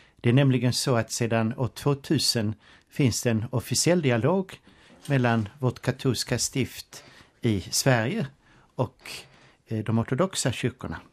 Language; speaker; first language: Swedish; native; Swedish